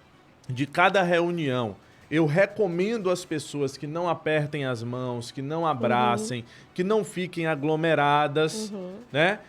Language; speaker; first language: Portuguese; native; Portuguese